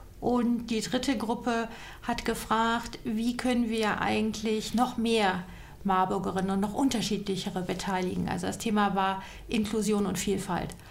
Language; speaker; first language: German; native; German